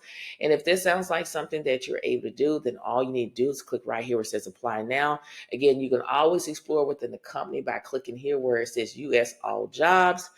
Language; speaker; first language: English; native; English